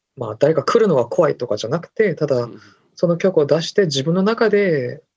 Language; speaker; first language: Japanese; non-native, fluent; Korean